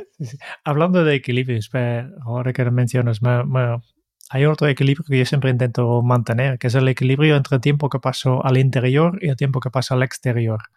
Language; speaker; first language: Spanish; non-native, fluent; Dutch